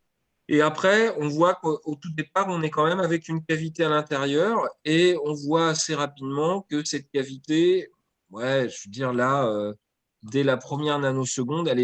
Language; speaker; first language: French; native; French